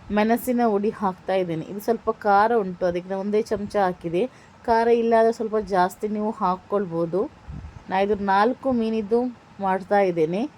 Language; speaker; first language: Kannada; non-native, local second language; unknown